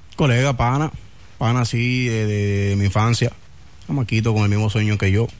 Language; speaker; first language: Spanish; native; Spanish